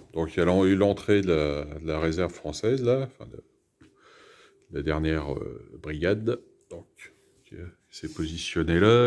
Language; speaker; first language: French; native; French